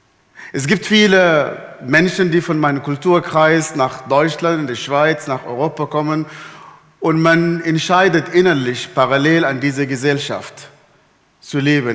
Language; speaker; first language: German; non-native, fluent; Arabic